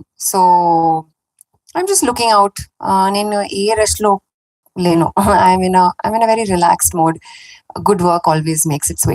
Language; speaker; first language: Telugu; non-native, fluent; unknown